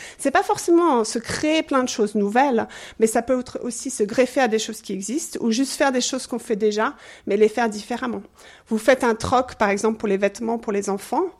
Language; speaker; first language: French; non-native, fluent; English